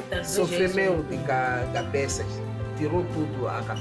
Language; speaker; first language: Portuguese; non-native, local second language; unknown